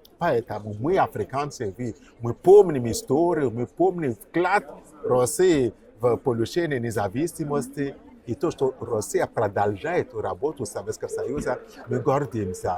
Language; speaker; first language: Russian; non-native, fluent; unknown